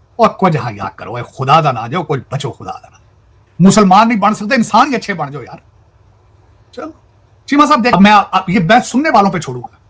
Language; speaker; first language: Urdu; non-native, local second language; Punjabi